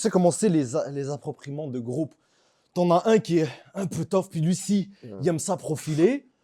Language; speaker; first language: French; early bilingual, other home language; Arabic